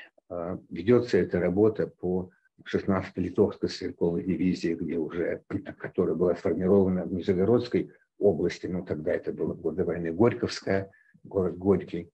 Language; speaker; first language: Russian; native; Russian